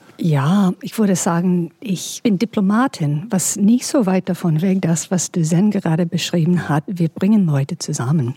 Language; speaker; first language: German; non-native, fluent; English